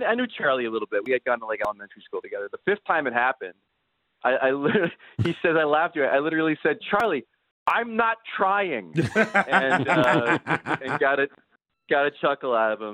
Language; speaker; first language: English; native; English